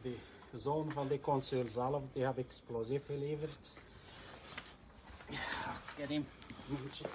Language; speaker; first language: Dutch; non-native, learner; Arabic